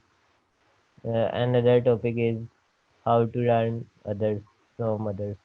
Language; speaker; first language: English; non-native, learner; Urdu